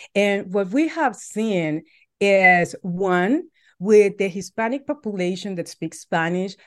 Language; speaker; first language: English; non-native, fluent; Spanish